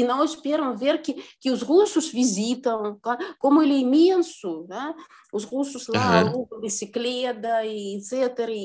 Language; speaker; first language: Portuguese; non-native, fluent; Russian